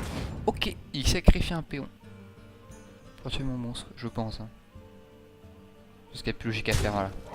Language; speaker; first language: French; native; French